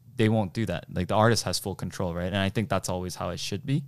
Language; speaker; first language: English; early bilingual, other home language; Korean